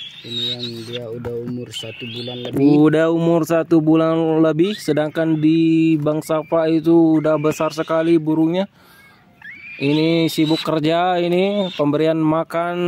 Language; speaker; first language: Indonesian; native; Indonesian